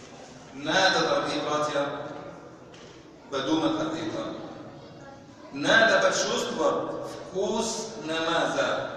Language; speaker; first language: Russian; non-native, fluent; Arabic